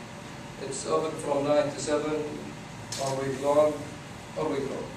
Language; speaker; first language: English; non-native, fluent; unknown